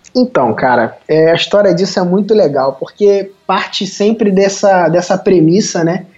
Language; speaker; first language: Portuguese; native; Portuguese